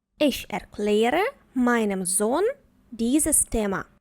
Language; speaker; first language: German; non-native, fluent; Ukrainian